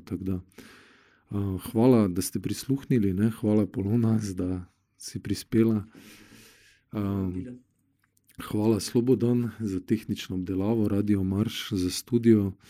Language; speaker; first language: Slovenian; native; Slovenian